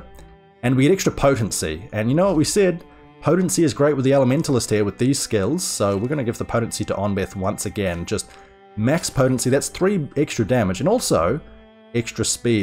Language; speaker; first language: English; native; English